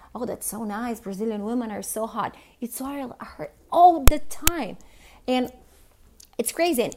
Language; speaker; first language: English; non-native, fluent; Portuguese